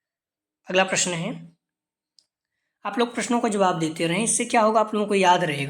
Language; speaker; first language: Hindi; native; Hindi